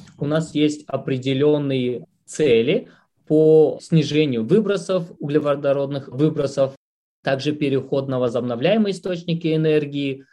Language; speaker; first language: Russian; non-native, local second language; Tajik